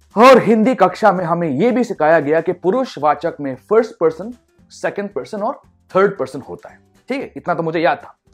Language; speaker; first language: Hindi; non-native, local second language; English